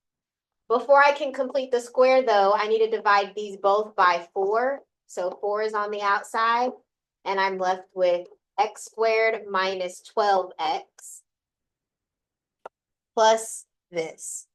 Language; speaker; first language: English; native; English